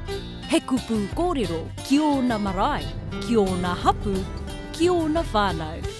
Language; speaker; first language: Māori; native; Māori